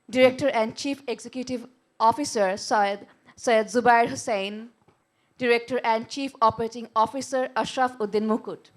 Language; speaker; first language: English; non-native, local second language; Bangla